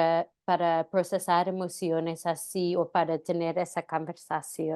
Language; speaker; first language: Spanish; non-native, fluent; English